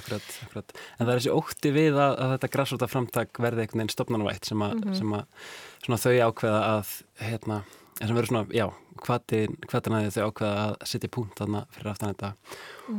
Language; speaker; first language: Icelandic; native; Icelandic